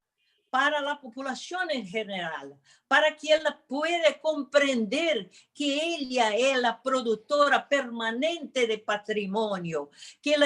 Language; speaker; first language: Spanish; non-native, fluent; Portuguese